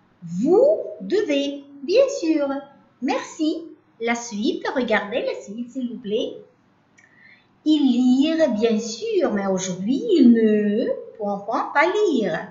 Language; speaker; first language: French; non-native, learner; Uzbek